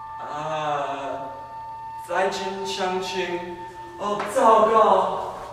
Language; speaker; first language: Chinese; non-native, learner; English